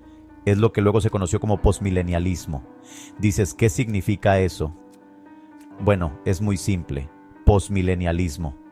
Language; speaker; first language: Spanish; native; Spanish